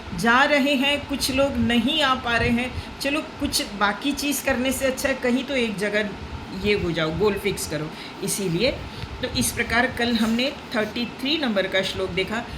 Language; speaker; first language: Hindi; non-native, local second language; Marathi